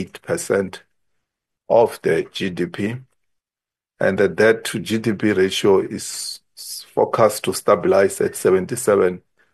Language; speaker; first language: English; non-native, local second language; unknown